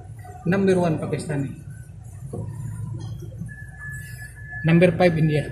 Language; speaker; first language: English; non-native, learner; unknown